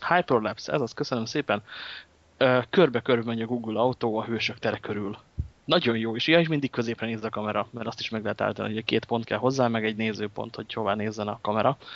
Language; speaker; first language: Hungarian; native; Hungarian